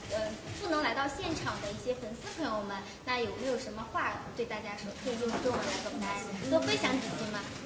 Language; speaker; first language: Chinese; native; Chinese